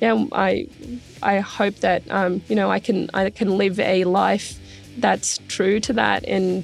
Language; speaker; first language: English; native; English